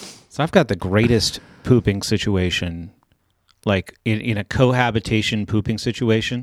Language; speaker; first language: English; native; English